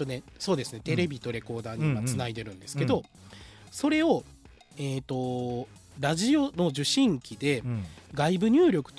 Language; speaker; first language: Japanese; native; Japanese